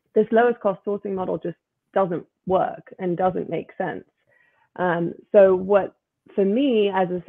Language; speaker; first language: English; native; English